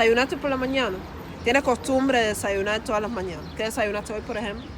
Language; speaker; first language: Spanish; native; Spanish